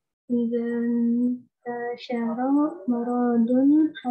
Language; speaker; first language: Arabic; non-native, learner; Indonesian